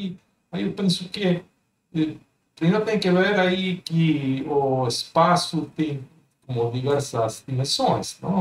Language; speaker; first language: Portuguese; non-native, fluent; Spanish